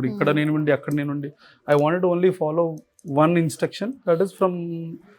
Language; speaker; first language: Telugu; native; Telugu